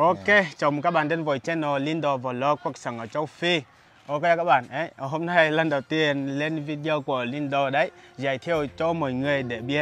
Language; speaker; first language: Vietnamese; non-native, learner; Portuguese